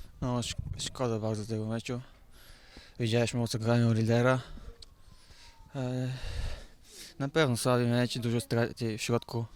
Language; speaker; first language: Polish; non-native, learner; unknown